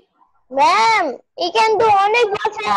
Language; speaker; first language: English; non-native, learner; Bangla